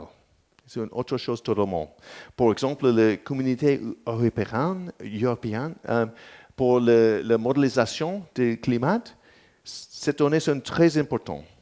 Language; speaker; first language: French; non-native, learner; English